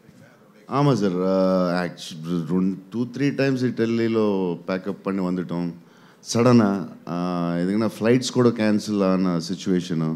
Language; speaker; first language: Tamil; non-native, learner; Telugu